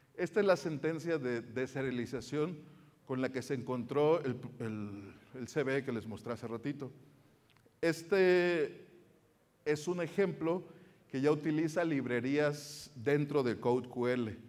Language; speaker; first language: Spanish; native; Spanish